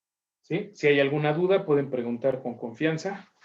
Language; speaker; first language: Spanish; native; Spanish